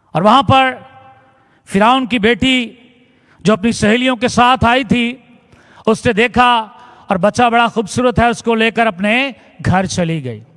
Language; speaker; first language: Urdu; non-native, local second language; Punjabi